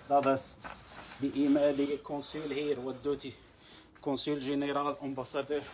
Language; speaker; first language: Dutch; non-native, learner; Arabic